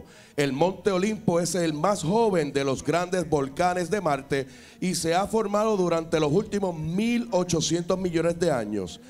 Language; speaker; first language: Spanish; native; Spanish